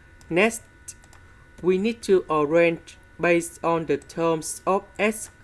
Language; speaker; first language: English; non-native, fluent; Vietnamese